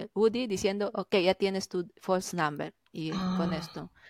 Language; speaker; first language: Spanish; native; Spanish